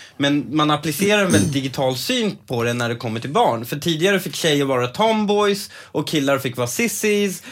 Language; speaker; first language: Swedish; native; Swedish